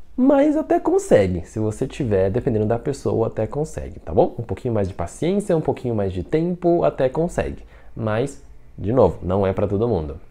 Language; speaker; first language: Portuguese; non-native, fluent; Chinese